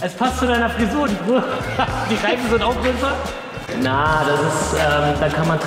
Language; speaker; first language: German; native; German